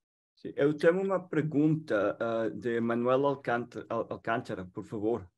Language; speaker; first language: Portuguese; non-native, fluent; Spanish